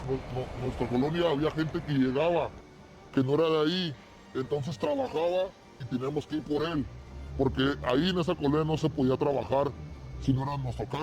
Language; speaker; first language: Spanish; native; Spanish